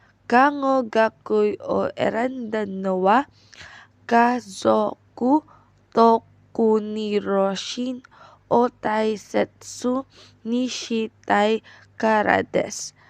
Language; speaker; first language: Japanese; non-native, learner; Filipino